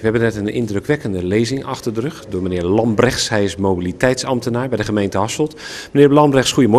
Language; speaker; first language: Dutch; native; Dutch